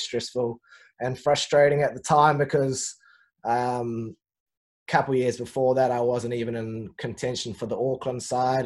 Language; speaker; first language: English; native; English